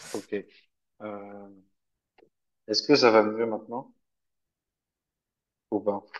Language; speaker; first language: French; native; French